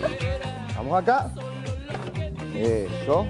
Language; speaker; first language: Spanish; native; Spanish